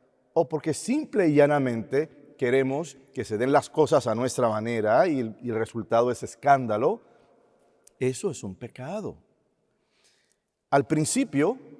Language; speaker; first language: Spanish; native; Spanish